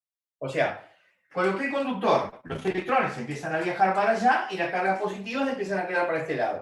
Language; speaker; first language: Spanish; native; Spanish